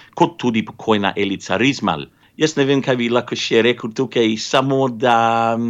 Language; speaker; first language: Slovenian; early bilingual, other home language; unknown